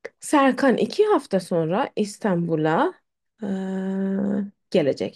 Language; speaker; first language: Turkish; non-native, fluent; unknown